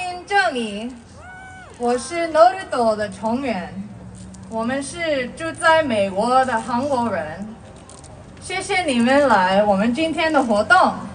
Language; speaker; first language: Chinese; non-native, learner; Korean